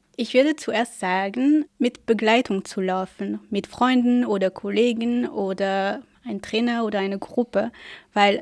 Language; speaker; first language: German; non-native, fluent; French